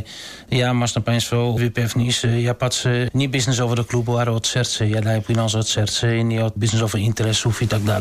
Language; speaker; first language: Polish; non-native, learner; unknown